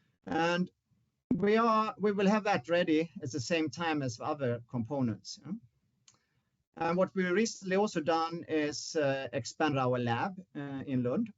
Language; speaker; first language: English; non-native, fluent; Swedish